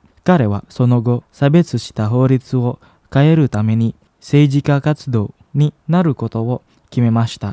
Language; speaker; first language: Japanese; non-native, fluent; Indonesian